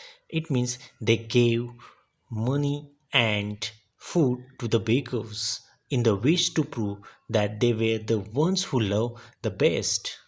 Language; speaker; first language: English; non-native, local second language; Marathi